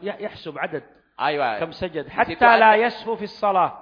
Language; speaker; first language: Arabic; native; Arabic